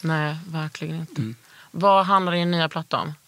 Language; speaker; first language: Swedish; native; Swedish